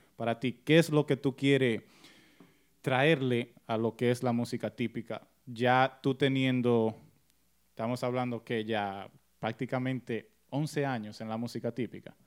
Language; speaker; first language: Spanish; early bilingual, heritage; Spanish